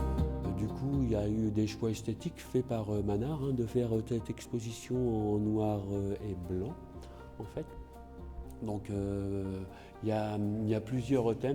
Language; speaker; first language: French; native; French